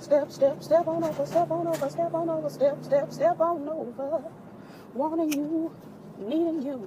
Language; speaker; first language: English; native; English